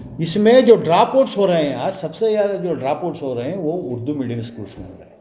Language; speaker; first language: Hindi; non-native, local second language; Urdu